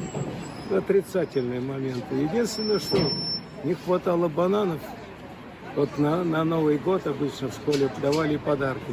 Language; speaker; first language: Russian; native; Russian